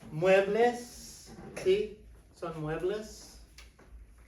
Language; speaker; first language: Spanish; non-native, fluent; English